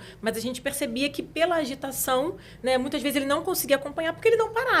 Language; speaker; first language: Portuguese; native; Portuguese